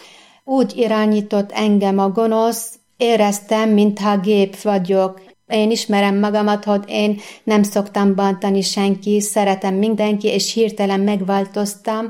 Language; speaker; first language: Hungarian; non-native, fluent; Arabic